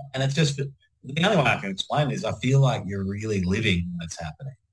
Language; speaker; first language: English; native; English